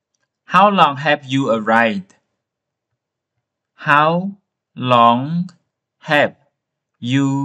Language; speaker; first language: English; non-native, learner; Khmer